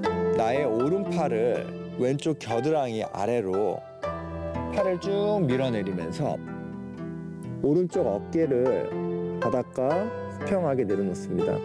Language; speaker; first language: Korean; native; Korean